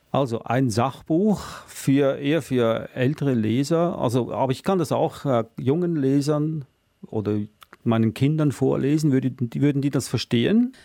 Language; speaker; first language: German; native; German